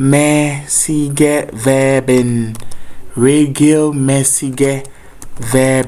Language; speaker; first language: German; non-native, fluent; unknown